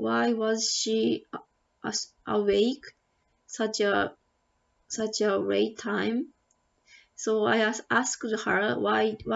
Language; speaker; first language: English; non-native, learner; Japanese